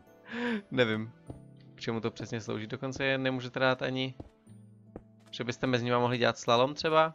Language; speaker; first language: Czech; native; Czech